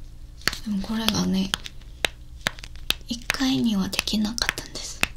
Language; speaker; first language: Japanese; non-native, learner; Korean